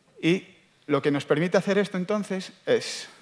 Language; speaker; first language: Spanish; native; Spanish